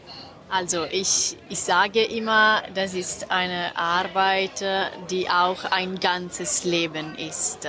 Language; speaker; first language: German; non-native, fluent; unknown